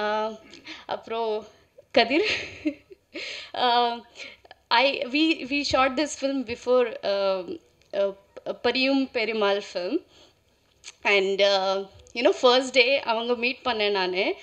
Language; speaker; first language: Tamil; non-native, learner; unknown